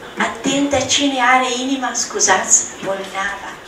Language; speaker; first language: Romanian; non-native, learner; Italian